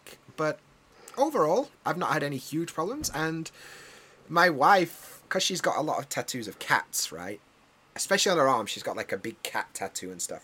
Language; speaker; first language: English; native; English